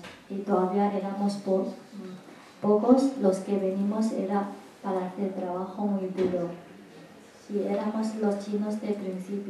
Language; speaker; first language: Spanish; non-native, learner; Chinese